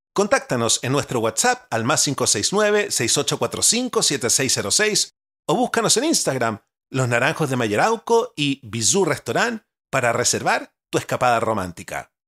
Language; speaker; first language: Spanish; native; Spanish